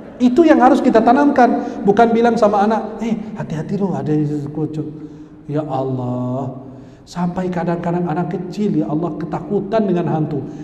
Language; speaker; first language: Indonesian; non-native, fluent; Arabic